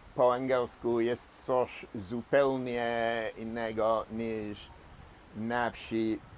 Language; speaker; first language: Polish; non-native, fluent; English